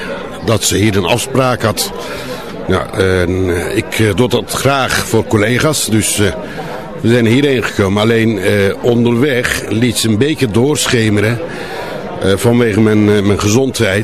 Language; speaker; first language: Dutch; non-native, fluent; Turkish